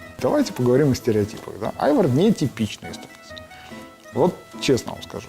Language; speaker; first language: Russian; native; Russian